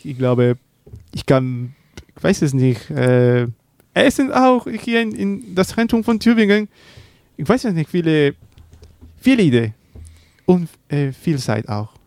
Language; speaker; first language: German; non-native, learner; Spanish